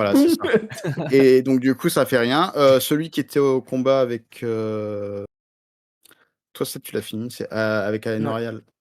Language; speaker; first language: French; native; French